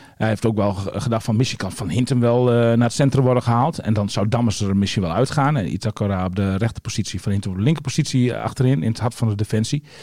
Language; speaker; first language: Dutch; native; Dutch